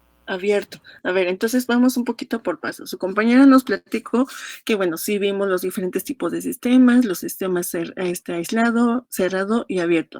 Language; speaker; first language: Spanish; native; Spanish